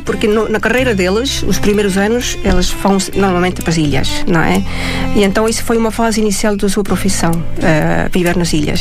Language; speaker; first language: Portuguese; non-native, fluent; Estonian